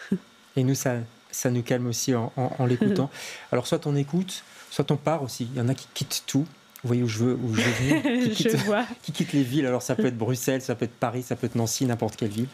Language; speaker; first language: French; native; French